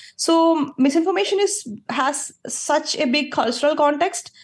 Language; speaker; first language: English; non-native, local second language; Malayalam